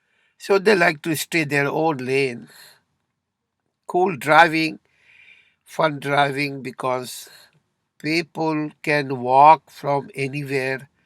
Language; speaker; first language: English; non-native, learner; Urdu